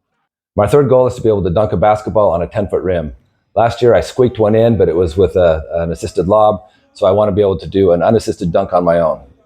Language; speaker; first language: English; native; English